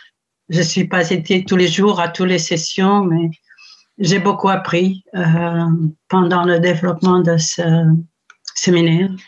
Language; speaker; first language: French; non-native, fluent; Kabuverdianu